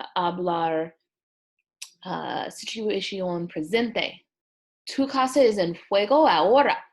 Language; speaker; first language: Spanish; non-native, learner; English